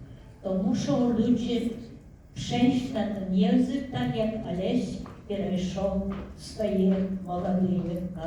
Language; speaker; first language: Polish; non-native, fluent; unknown